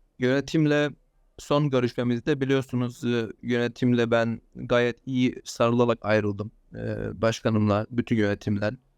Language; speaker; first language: Turkish; early bilingual, heritage; Turkish